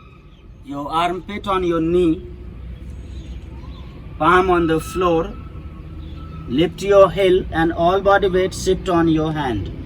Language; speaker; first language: English; non-native, local second language; Hindi